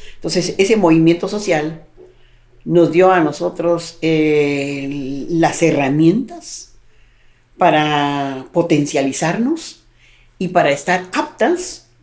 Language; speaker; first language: Spanish; native; Spanish